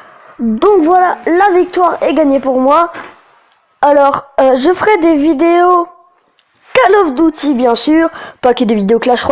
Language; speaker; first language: French; native; French